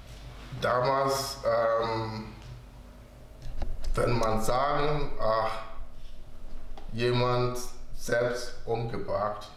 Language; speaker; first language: German; non-native, learner; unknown